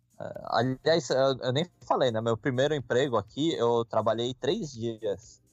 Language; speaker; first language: Portuguese; native; Portuguese